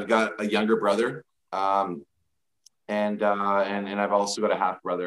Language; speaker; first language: English; native; English